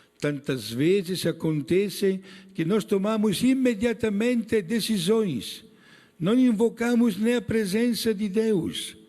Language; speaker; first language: Portuguese; non-native, fluent; Italian